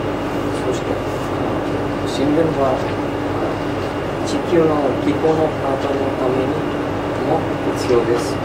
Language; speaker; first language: Japanese; non-native, learner; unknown